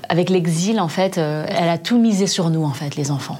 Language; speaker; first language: French; native; French